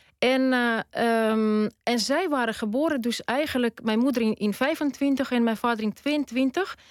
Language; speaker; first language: Dutch; non-native, fluent; Russian